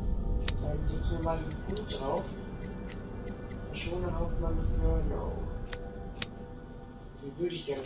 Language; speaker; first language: German; native; German